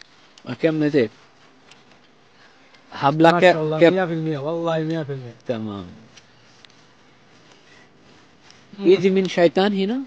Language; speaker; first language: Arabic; non-native, learner; Bangla